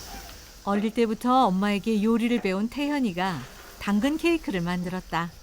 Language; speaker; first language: Korean; native; Korean